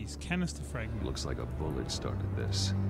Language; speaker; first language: English; native; English